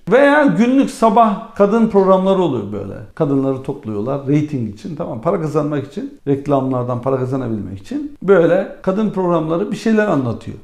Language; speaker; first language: Turkish; early bilingual, heritage; Turkish